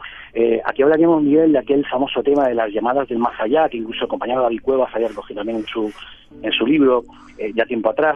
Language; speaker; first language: Spanish; native; Spanish